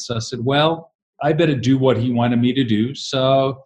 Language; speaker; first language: English; native; English